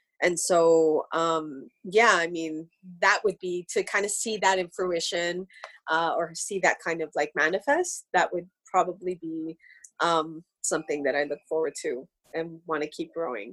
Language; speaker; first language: English; early bilingual, other home language; Spanish